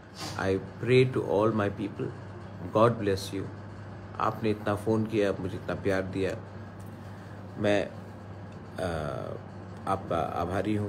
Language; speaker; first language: Hindi; non-native, local second language; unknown